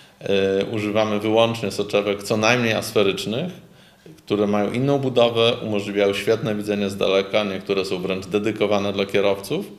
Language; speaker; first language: Polish; native; Polish